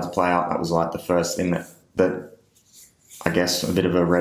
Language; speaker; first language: English; native; English